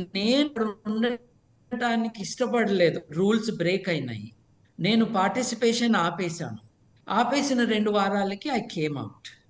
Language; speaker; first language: Telugu; native; Telugu